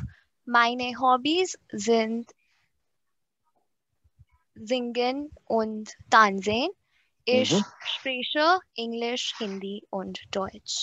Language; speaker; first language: German; non-native, learner; Hindi